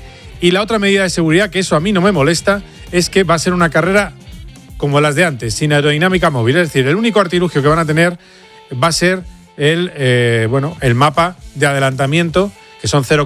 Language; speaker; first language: Spanish; native; Spanish